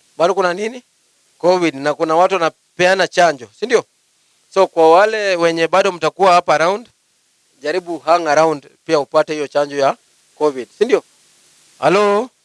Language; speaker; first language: Swahili; non-native, local second language; Luyia